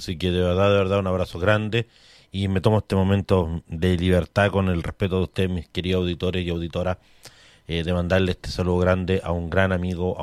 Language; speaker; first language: Spanish; native; Spanish